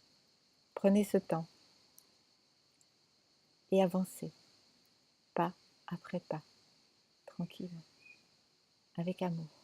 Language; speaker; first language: French; native; French